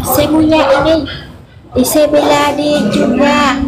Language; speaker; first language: Malay; non-native, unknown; Vietnamese